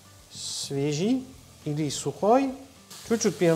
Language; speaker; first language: Russian; non-native, learner; French